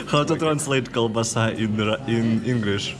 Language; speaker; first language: English; non-native, fluent; Russian